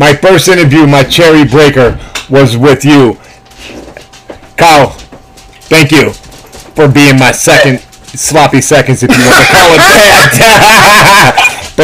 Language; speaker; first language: English; native; English